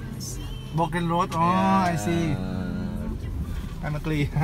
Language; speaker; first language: English; non-native, learner; Thai